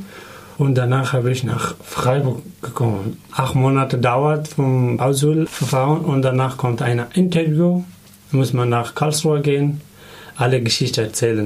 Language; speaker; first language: German; non-native, learner; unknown